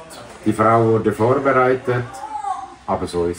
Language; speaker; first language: German; native; German